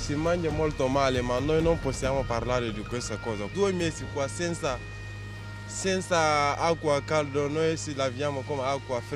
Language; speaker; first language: Italian; non-native, learner; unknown